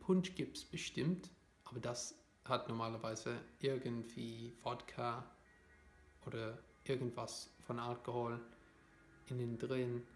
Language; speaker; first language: German; non-native, fluent; English